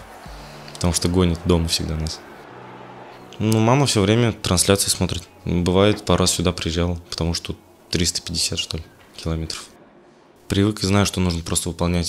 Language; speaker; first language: Russian; native; Russian